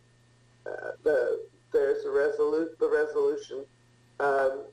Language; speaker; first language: English; early bilingual, other home language; Italian